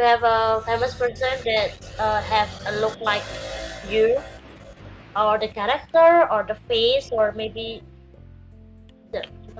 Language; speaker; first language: English; non-native, learner; Indonesian